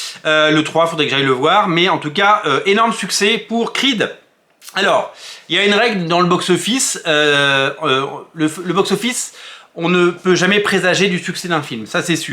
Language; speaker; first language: French; native; French